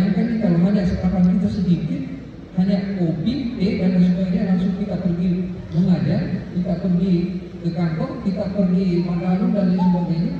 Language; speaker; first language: Indonesian; non-native, local second language; Buginese